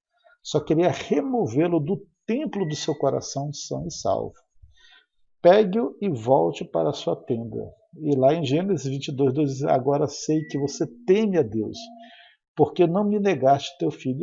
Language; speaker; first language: Portuguese; native; Portuguese